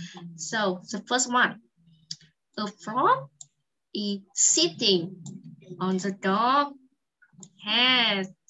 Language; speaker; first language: English; non-native, fluent; Vietnamese